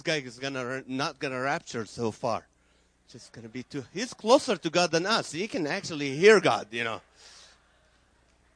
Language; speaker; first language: English; non-native, fluent; Arabic